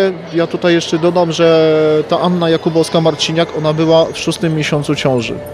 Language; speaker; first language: Polish; native; Polish